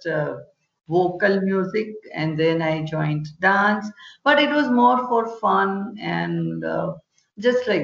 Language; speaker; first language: English; non-native, local second language; Gujarati